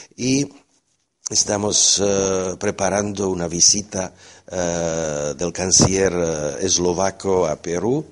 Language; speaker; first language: Spanish; non-native, fluent; Slovak